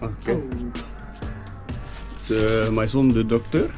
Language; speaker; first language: French; non-native, learner; Dutch